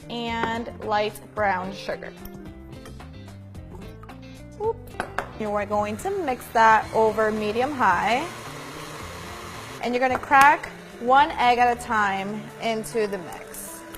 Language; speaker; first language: English; native; English